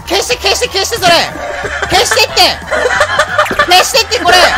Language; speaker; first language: Japanese; native; Japanese